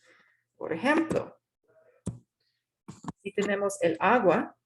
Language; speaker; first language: Spanish; non-native, fluent; English